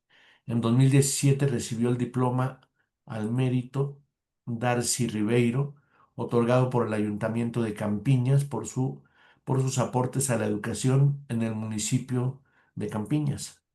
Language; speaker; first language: Spanish; native; Spanish